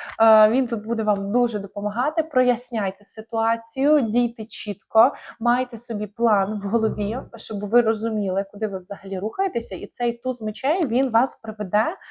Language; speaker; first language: Ukrainian; non-native, local second language; Russian